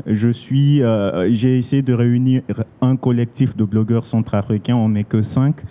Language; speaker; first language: French; non-native, local second language; Sango